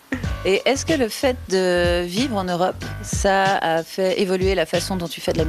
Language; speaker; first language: French; native; French